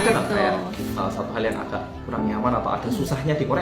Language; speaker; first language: Indonesian; native; Indonesian